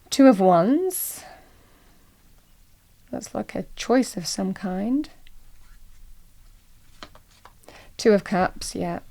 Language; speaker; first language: English; native; English